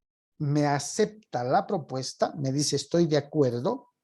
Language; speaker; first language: Spanish; native; Spanish